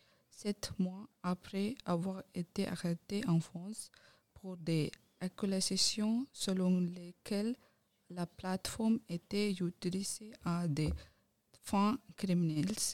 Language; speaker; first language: French; non-native, learner; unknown